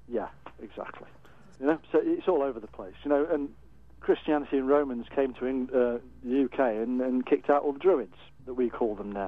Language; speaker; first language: English; native; English